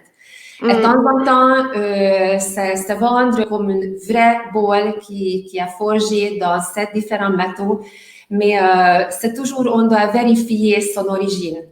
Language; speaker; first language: French; non-native, learner; Hungarian